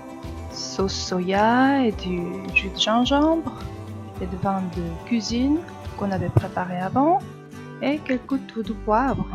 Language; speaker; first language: French; non-native, fluent; Korean